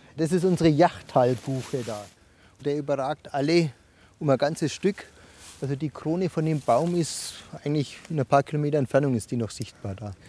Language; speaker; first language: German; native; German